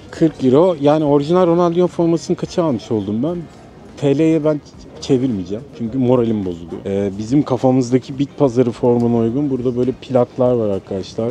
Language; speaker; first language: Turkish; native; Turkish